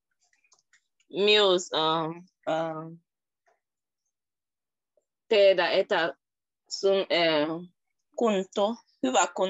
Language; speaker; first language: Finnish; non-native, learner; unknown